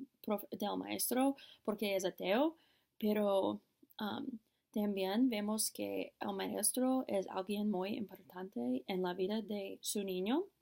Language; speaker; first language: Spanish; non-native, learner; English